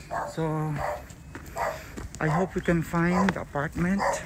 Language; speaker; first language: English; non-native, local second language; Filipino